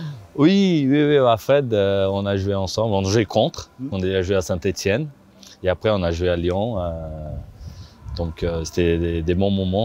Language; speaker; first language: French; non-native, fluent; Portuguese